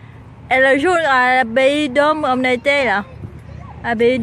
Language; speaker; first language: French; non-native, learner; Vietnamese